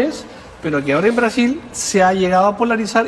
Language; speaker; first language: Spanish; native; Spanish